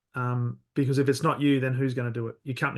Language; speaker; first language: English; native; English